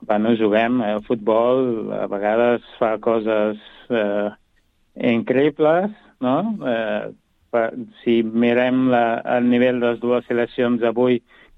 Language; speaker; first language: Catalan; non-native, fluent; Kabuverdianu